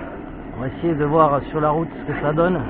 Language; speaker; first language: French; native; French